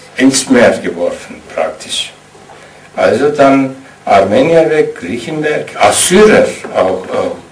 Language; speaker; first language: German; non-native, fluent; Turkish